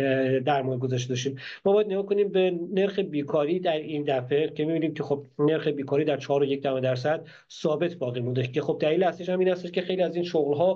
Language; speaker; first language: Persian; native; Persian